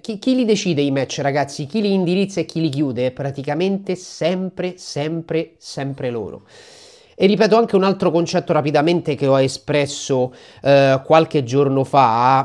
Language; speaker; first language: Italian; native; Italian